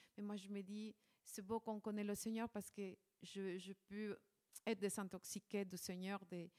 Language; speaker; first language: French; non-native, fluent; Spanish